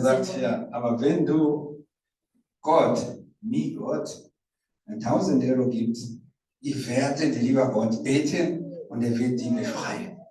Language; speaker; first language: German; non-native, fluent; Rundi